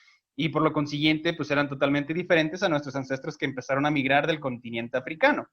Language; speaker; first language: Spanish; native; Spanish